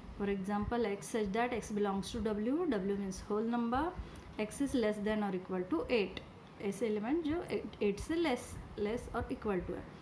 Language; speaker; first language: Hindi; non-native, local second language; Marathi